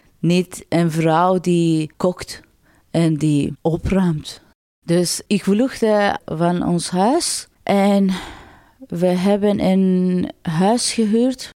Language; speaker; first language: Dutch; non-native, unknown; Persian